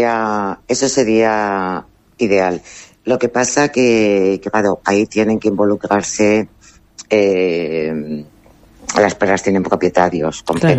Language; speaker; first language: Spanish; native; Spanish